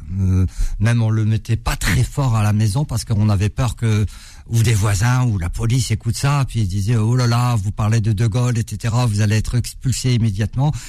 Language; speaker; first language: French; early bilingual, other home language; Arabic